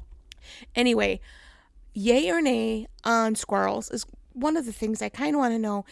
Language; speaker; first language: English; native; English